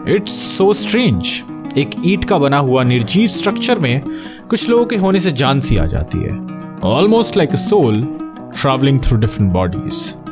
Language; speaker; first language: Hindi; non-native, local second language; Bangla